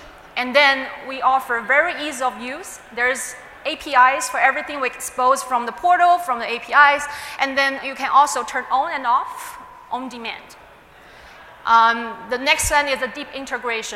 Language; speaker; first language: English; non-native, fluent; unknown